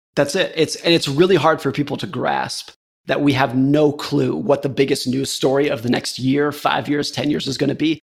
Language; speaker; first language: English; native; English